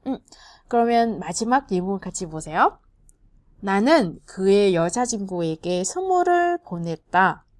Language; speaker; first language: Korean; non-native, fluent; Vietnamese